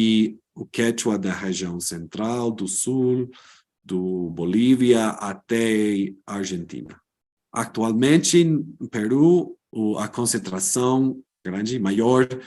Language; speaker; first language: Portuguese; non-native, fluent; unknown